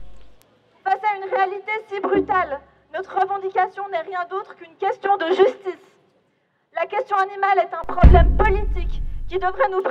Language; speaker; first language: French; native; French